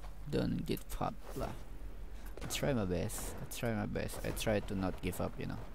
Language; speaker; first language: English; non-native, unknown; Indonesian